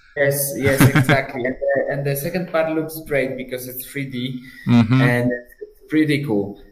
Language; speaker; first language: English; non-native, fluent; Polish